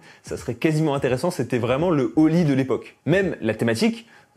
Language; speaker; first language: French; native; French